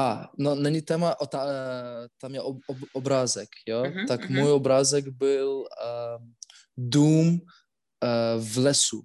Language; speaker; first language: Czech; non-native, learner; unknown